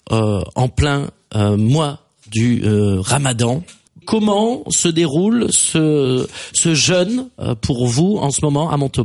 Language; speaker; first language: French; native; French